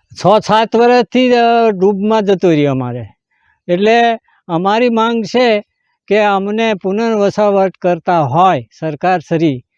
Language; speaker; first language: Gujarati; non-native, local second language; Rathawi